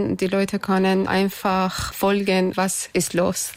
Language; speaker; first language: German; non-native, learner; Persian